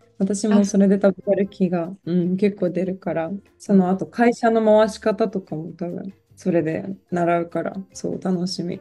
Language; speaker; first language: Japanese; non-native, fluent; Polish